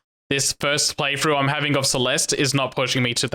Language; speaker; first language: English; native; English